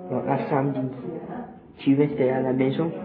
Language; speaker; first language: French; non-native, learner; English